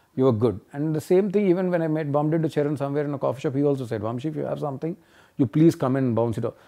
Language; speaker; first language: English; non-native, local second language; Telugu